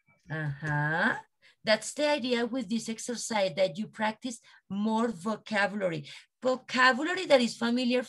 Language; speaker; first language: English; non-native, learner; Spanish